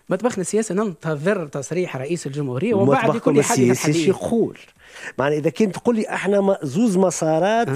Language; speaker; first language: Arabic; native; Arabic